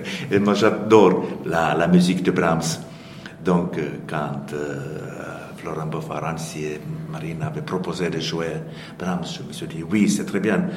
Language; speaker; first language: French; non-native, fluent; Finnish